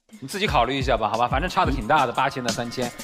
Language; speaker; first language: Chinese; native; Chinese